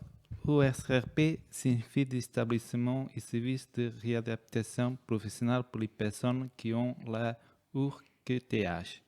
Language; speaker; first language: French; non-native, learner; Portuguese